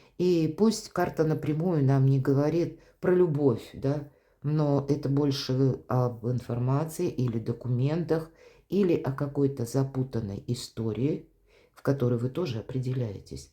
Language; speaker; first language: Russian; native; Russian